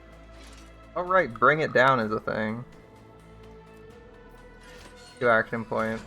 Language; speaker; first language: English; native; English